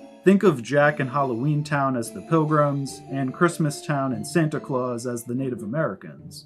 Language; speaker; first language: English; native; English